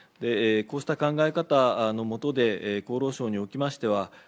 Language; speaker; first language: Japanese; native; Japanese